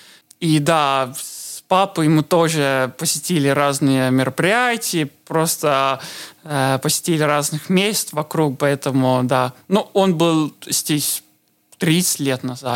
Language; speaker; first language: Russian; non-native, learner; Estonian